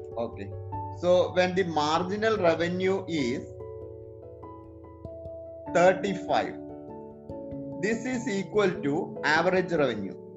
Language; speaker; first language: English; non-native, local second language; Malayalam